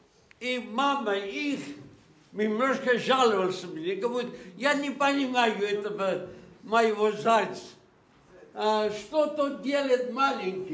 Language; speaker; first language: Russian; non-native, local second language; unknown